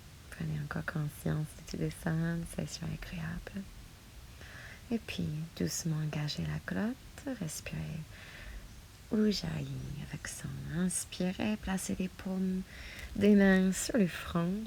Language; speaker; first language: French; non-native, fluent; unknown